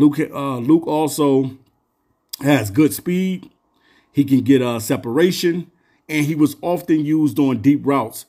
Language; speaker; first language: English; native; English